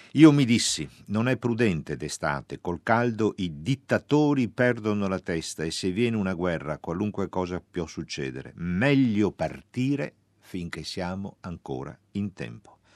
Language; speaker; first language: Italian; native; Italian